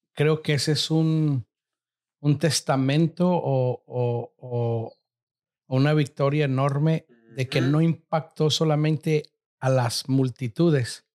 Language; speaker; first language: Spanish; early bilingual, heritage; Spanish